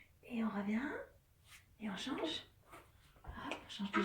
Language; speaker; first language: French; native; French